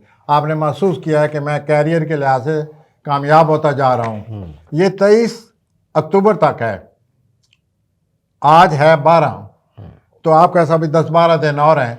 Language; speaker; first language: Urdu; native; Urdu